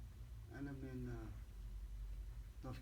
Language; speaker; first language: Arabic; non-native, learner; English